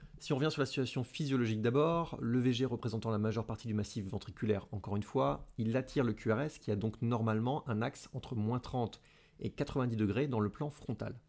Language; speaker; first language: French; native; French